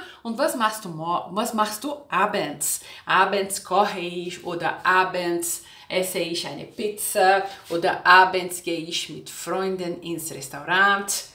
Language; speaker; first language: German; non-native, fluent; Portuguese